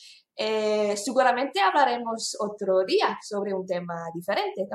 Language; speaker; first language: Spanish; non-native, fluent; English